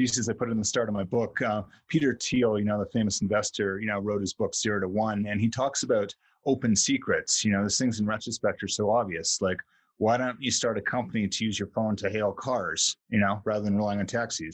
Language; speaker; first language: English; native; English